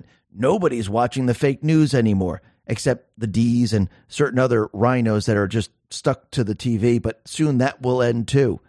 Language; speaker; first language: English; native; English